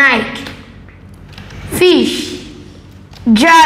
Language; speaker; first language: English; non-native, learner; Vietnamese